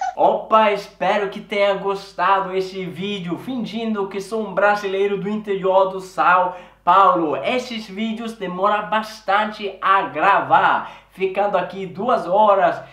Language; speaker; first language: Portuguese; non-native, fluent; Swedish